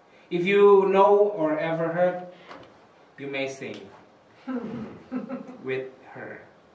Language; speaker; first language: English; non-native, fluent; Indonesian